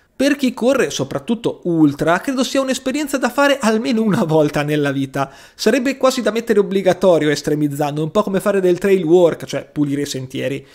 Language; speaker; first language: Italian; native; Italian